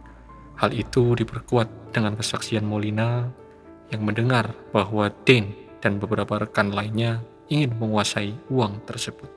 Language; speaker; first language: Indonesian; native; Indonesian